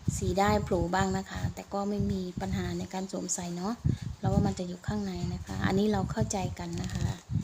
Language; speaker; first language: Thai; native; Thai